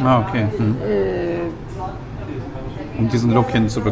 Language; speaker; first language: German; native; German